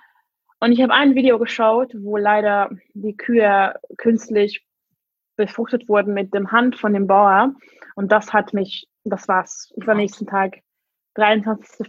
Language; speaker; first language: German; non-native, fluent; Hungarian